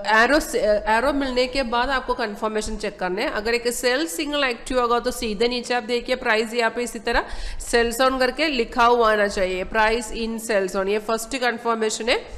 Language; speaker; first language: Hindi; non-native, local second language; Malayalam